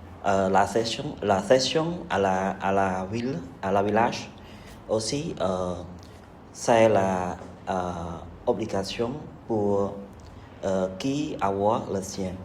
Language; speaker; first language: French; non-native, learner; Khmer